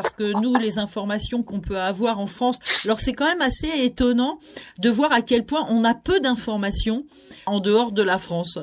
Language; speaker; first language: French; native; French